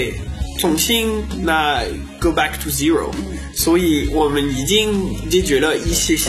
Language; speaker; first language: Chinese; non-native, learner; French